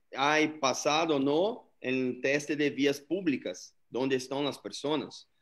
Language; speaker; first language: Spanish; non-native, learner; Portuguese